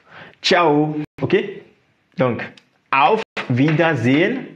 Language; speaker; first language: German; non-native, fluent; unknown